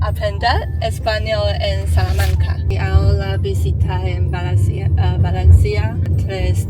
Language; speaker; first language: Spanish; non-native, learner; Chinese